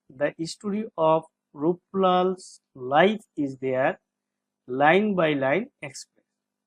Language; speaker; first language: English; non-native, local second language; Bangla